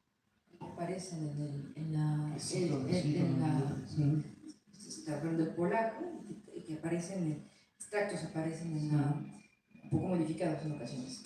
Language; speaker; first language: Spanish; native; Spanish